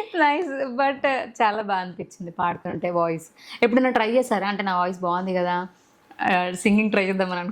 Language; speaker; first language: Telugu; native; Telugu